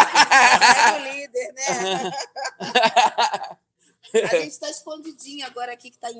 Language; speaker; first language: Portuguese; native; Portuguese